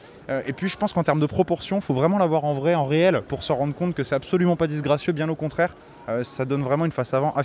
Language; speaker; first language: French; native; French